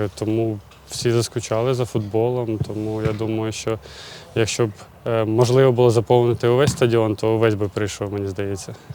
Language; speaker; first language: Ukrainian; native; Ukrainian